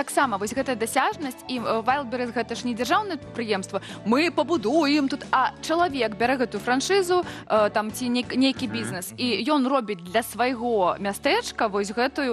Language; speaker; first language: Belarusian; native; Belarusian